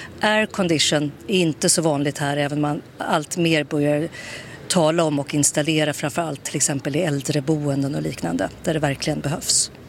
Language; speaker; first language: Swedish; native; Swedish